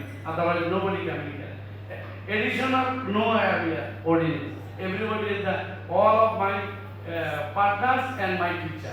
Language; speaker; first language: English; non-native, learner; Bangla